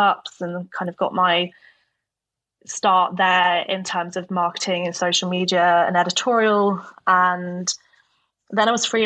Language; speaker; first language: English; native; English